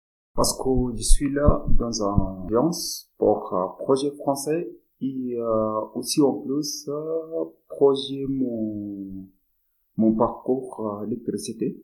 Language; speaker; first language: French; non-native, learner; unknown